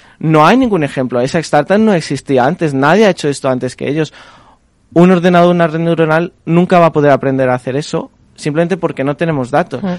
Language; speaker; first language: Spanish; native; Spanish